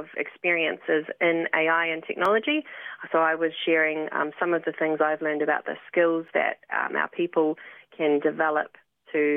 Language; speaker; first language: English; native; English